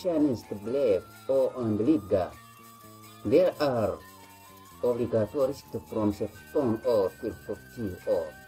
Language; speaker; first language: Swedish; non-native, learner; Tigrinya